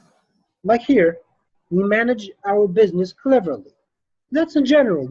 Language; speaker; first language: English; non-native, fluent; Arabic